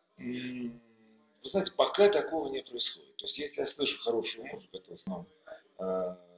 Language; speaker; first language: Russian; native; Russian